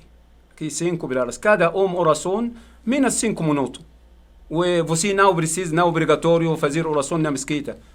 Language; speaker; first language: Portuguese; non-native, learner; Arabic